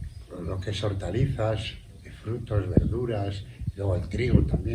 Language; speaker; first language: Spanish; native; Spanish